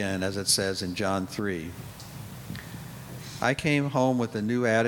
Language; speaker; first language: English; native; English